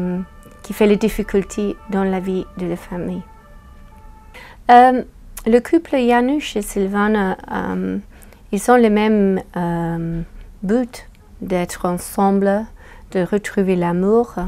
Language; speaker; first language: French; non-native, fluent; English